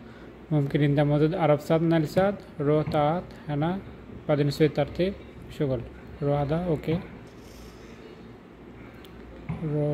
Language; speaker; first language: Arabic; non-native, learner; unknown